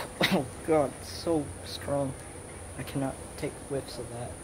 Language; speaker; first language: English; native; English